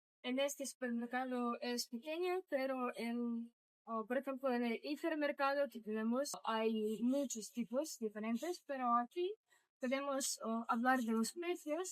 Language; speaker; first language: Spanish; non-native, fluent; Russian